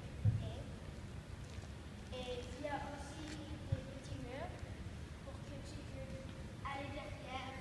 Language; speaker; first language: French; non-native, learner; English